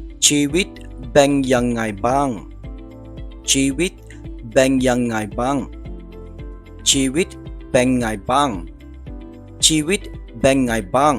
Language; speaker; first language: Thai; non-native, learner; English